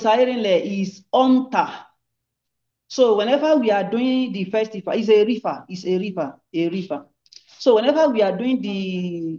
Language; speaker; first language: English; non-native, local second language; Yoruba